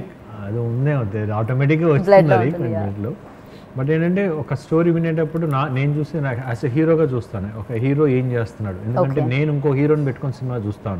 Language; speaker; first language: Telugu; native; Telugu